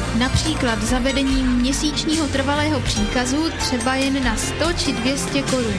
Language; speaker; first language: Czech; native; Czech